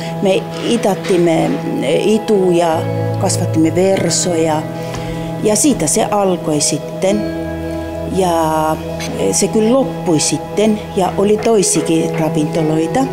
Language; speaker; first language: Finnish; non-native, fluent; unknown